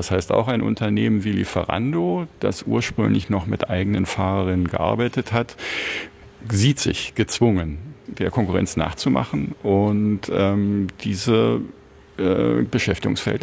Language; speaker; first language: German; native; German